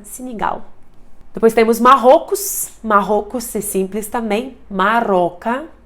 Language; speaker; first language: Portuguese; non-native, fluent; Russian